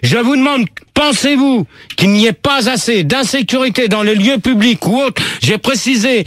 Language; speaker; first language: French; native; French